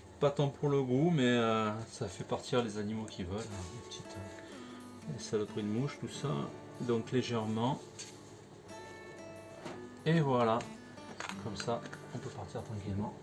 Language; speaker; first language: French; native; French